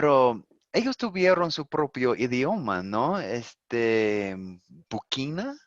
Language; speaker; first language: Spanish; non-native, fluent; English